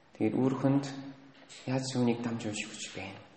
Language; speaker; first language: Mongolian; non-native, fluent; Korean